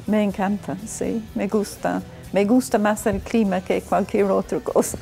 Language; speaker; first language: Spanish; non-native, fluent; English